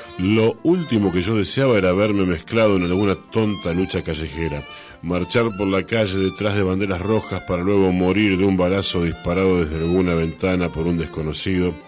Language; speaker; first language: Spanish; native; Spanish